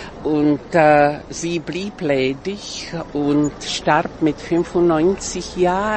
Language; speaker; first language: German; non-native, fluent; Czech